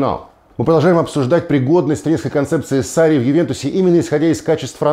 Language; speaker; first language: Russian; native; Russian